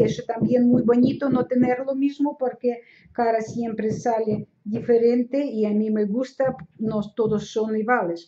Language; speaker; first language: Spanish; non-native, learner; Russian